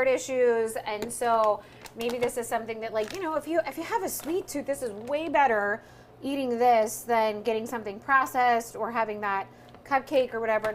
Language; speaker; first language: English; native; English